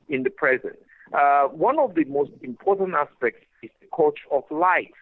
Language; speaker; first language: English; non-native, local second language; Igbo